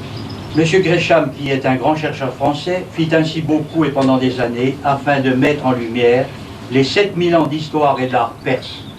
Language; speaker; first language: French; native; French